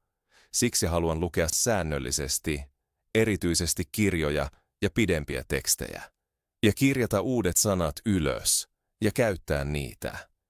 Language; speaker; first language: Finnish; non-native, fluent; Spanish